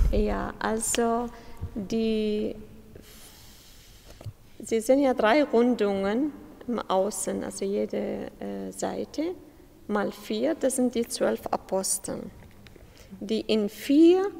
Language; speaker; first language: German; non-native, fluent; Syriac